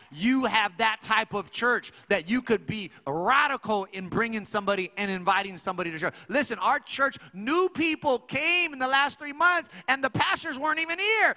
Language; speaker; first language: English; native; English